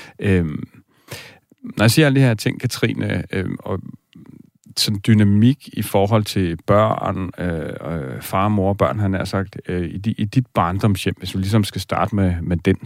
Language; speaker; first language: Danish; native; Danish